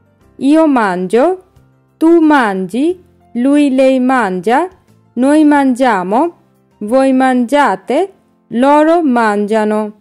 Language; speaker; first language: Italian; non-native, fluent; Bangla